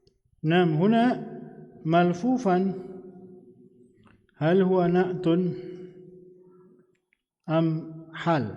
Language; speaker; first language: Arabic; non-native, fluent; Indonesian